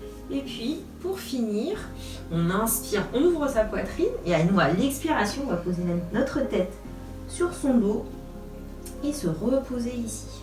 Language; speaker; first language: French; native; French